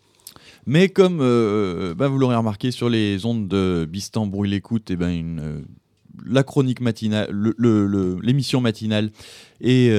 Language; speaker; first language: French; native; French